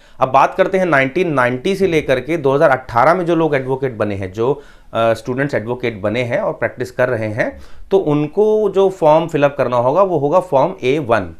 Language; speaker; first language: Hindi; native; Hindi